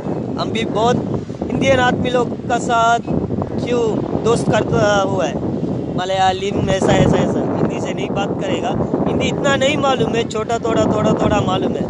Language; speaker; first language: Hindi; non-native, learner; Tamil